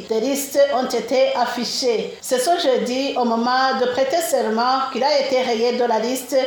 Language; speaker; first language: French; non-native, local second language; Rundi